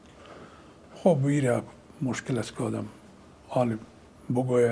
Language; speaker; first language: Persian; native; Persian